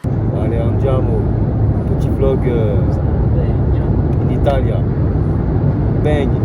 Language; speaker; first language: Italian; non-native, learner; French